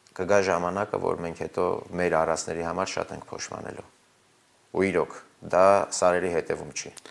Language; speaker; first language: Armenian; native; Armenian